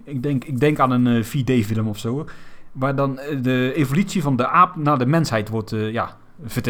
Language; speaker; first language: Dutch; native; Dutch